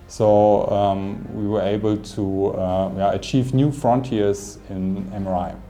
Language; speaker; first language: English; non-native, fluent; German